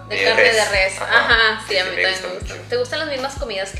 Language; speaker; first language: Spanish; native; Spanish